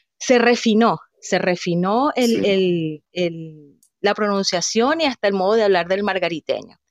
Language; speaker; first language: Spanish; native; Spanish